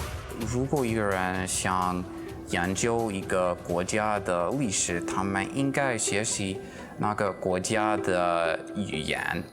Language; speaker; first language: Chinese; non-native, fluent; English